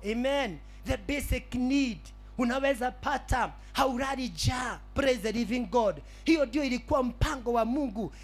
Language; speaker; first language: Swahili; native; Swahili